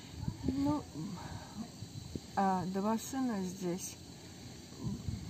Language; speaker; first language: Russian; non-native, local second language; Armenian